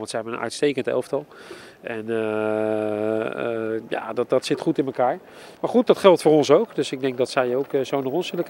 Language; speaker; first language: Dutch; native; Dutch